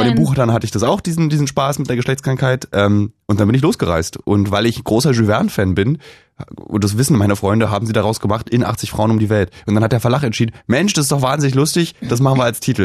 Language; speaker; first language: German; native; German